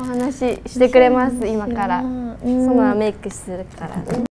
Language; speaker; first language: Japanese; native; Japanese